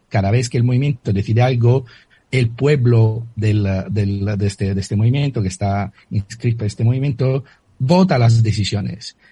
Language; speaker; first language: Spanish; non-native, fluent; Italian